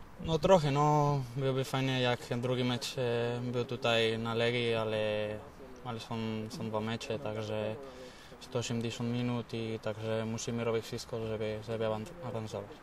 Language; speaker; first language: Polish; non-native, learner; Spanish